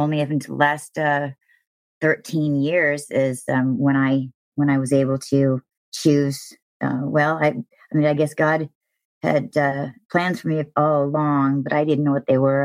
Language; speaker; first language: English; native; English